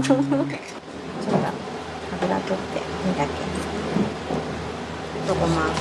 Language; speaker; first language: Japanese; native; Japanese